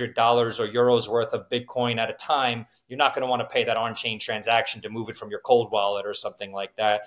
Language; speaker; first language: English; native; English